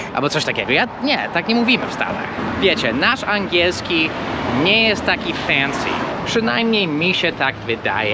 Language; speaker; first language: Polish; non-native, fluent; English